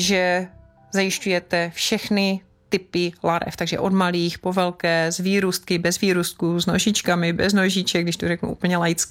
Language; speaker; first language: Czech; native; Czech